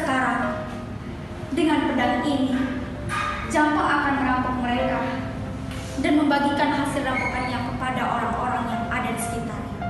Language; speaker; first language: Indonesian; native; Indonesian